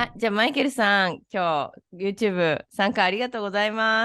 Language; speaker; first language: Japanese; native; Japanese